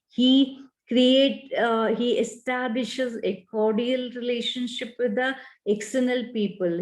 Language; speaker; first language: English; non-native, local second language; Kannada